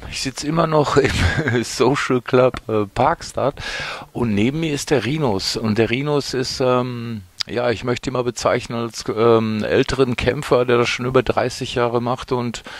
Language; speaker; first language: German; native; German